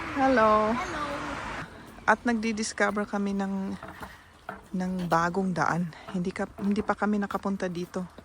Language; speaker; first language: Filipino; native; Filipino